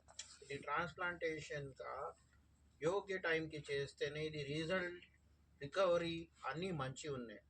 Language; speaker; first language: Telugu; native; Telugu